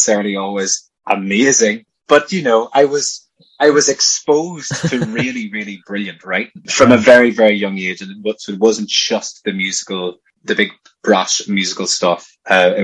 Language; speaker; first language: English; native; English